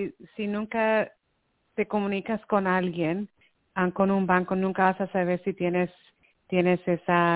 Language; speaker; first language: Spanish; early bilingual, heritage; Spanish